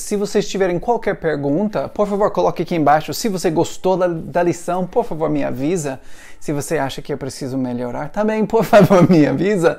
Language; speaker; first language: Portuguese; non-native, fluent; English